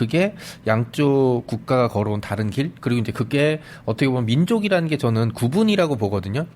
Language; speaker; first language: Korean; native; Korean